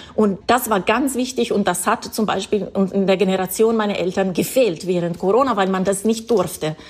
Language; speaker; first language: German; non-native, fluent; Italian